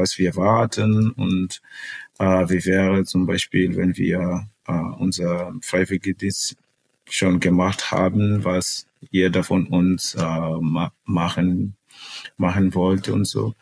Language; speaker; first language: German; non-native, fluent; Portuguese